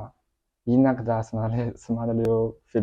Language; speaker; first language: Russian; non-native, learner; Chinese